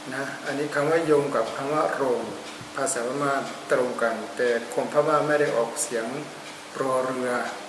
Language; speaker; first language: Thai; non-native, fluent; Burmese